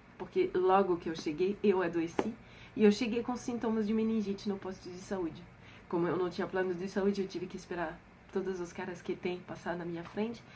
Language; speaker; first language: Portuguese; non-native, fluent; French